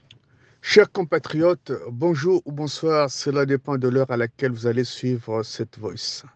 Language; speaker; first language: French; non-native, local second language; Lingala